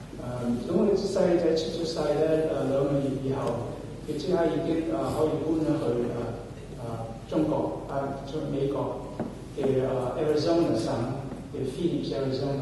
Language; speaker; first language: Cantonese; early bilingual, heritage; Cantonese